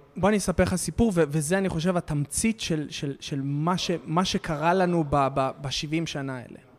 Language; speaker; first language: Hebrew; native; Hebrew